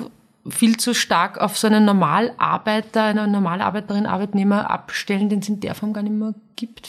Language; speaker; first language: German; native; German